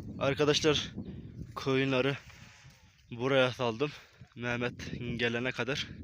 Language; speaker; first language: Turkish; non-native, local second language; Kurdish